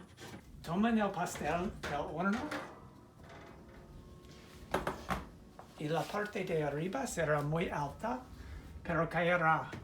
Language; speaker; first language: Spanish; non-native, learner; English